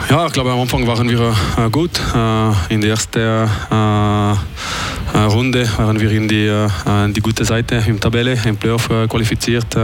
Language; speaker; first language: German; non-native, local second language; French